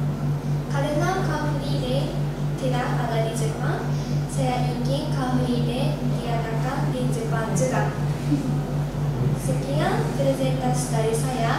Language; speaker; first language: Indonesian; non-native, learner; Japanese